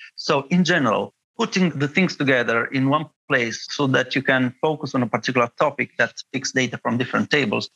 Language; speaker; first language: English; non-native, fluent; Italian